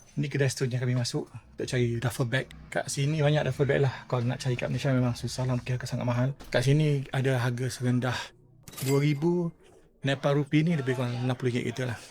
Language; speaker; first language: Malay; native; Malay